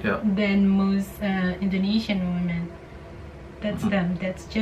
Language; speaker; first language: English; non-native, fluent; Indonesian